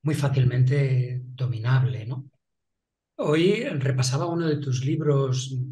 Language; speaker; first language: Spanish; non-native, local second language; Catalan